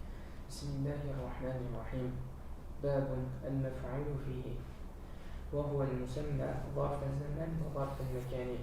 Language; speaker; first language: Arabic; non-native, learner; Uzbek